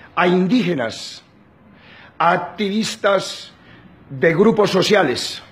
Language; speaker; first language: Spanish; native; Spanish